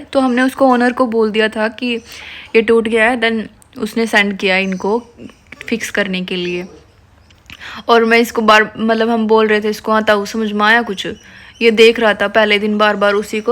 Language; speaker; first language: Hindi; native; Hindi